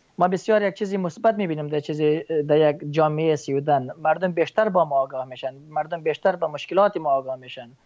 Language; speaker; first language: Persian; native; Persian